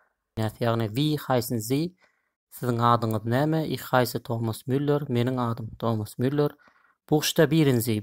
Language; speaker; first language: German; non-native, fluent; Turkmen